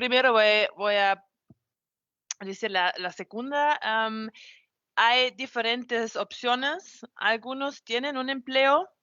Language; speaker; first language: Spanish; non-native, fluent; German